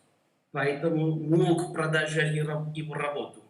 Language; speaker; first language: Russian; non-native, learner; Korean